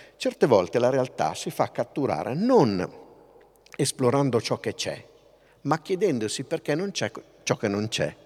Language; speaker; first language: Italian; native; Italian